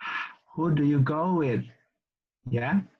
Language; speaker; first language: English; non-native, local second language; Indonesian